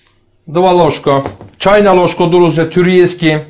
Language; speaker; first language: Russian; non-native, learner; Turkish